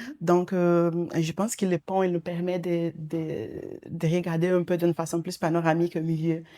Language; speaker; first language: French; non-native, fluent; Portuguese